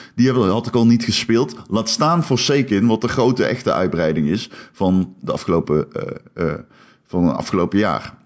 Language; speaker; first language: Dutch; native; Dutch